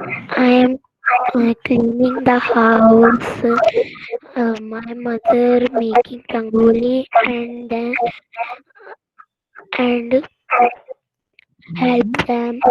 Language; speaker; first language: English; non-native, learner; Hindi